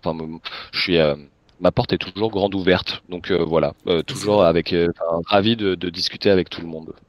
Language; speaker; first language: French; native; French